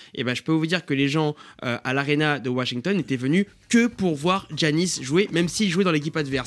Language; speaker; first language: French; native; French